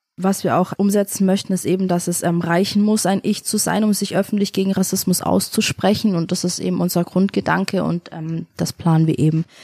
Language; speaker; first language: German; early bilingual, other home language; Turkish